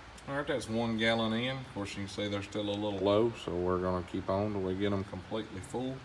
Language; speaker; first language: English; native; English